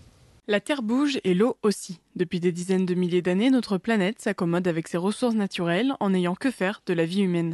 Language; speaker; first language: French; native; French